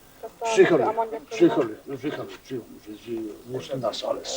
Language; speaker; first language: German; non-native, fluent; Serbian